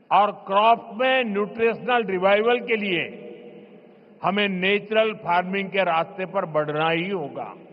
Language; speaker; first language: Hindi; non-native, local second language; Gujarati